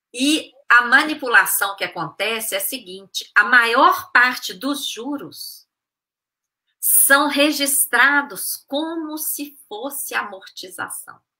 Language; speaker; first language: Portuguese; native; Portuguese